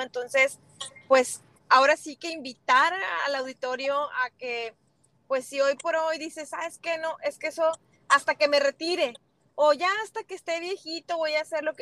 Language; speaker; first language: Spanish; native; Spanish